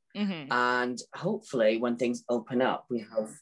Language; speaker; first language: English; native; English